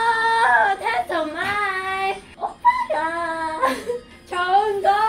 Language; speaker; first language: Korean; non-native, learner; Cantonese